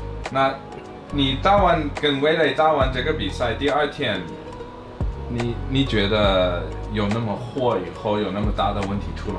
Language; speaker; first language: Chinese; non-native, fluent; English